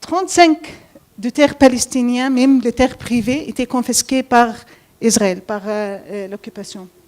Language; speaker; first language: French; non-native, fluent; Arabic